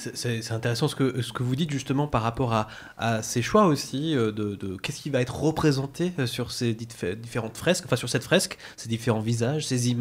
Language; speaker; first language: French; native; French